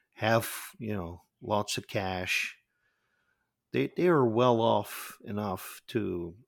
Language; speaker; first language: English; non-native, fluent; Dutch